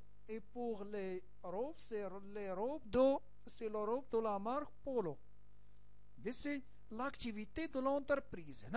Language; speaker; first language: French; non-native, local second language; Arabic